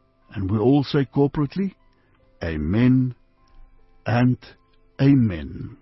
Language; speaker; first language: English; non-native, local second language; Afrikaans